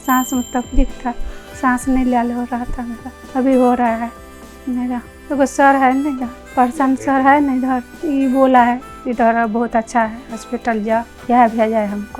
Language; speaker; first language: Hindi; non-native, local second language; Bangla